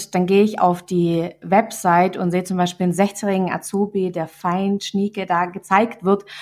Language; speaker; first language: German; native; German